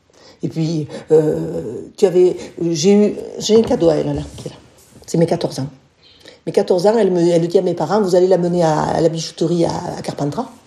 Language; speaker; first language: French; native; French